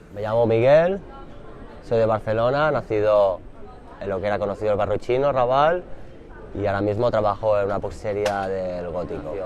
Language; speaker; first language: Spanish; native; Spanish